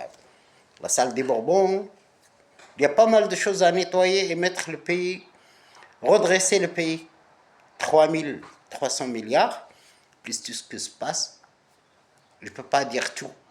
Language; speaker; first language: French; non-native, local second language; Arabic